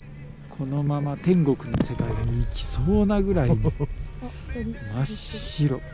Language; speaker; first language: Japanese; native; Japanese